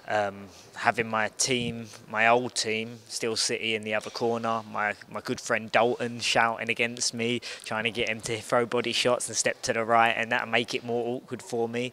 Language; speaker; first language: English; native; English